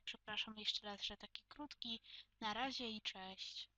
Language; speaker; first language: Polish; native; Polish